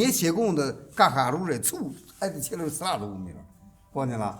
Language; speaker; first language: Russian; non-native, learner; Chinese